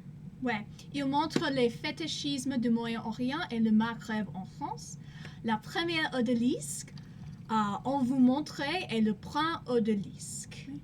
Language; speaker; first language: French; non-native, learner; English